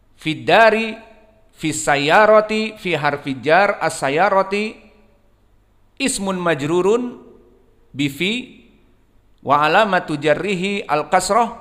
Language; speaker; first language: Arabic; non-native, fluent; Indonesian